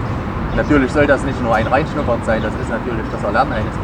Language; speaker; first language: German; native; German